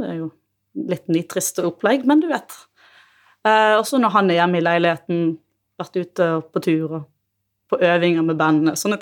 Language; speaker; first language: Norwegian; native; Norwegian